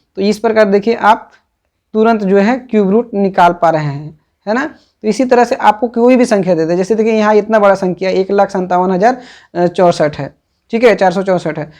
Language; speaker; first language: Hindi; native; Hindi